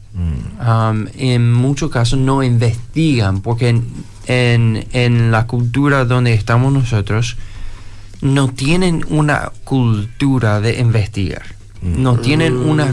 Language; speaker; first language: Spanish; non-native, fluent; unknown